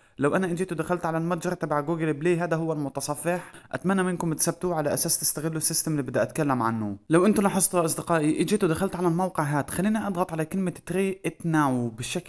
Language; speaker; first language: Arabic; native; Arabic